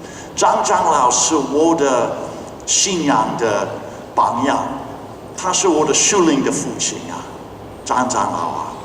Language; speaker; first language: Chinese; non-native, fluent; English